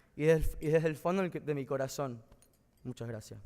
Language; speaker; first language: Spanish; early bilingual, heritage; Spanish